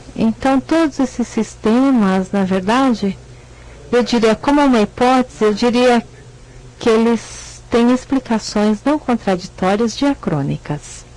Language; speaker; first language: Portuguese; native; Portuguese